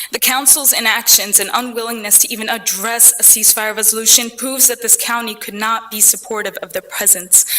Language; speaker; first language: English; early bilingual, other home language; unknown